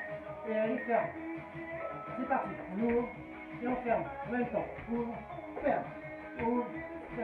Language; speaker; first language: French; native; French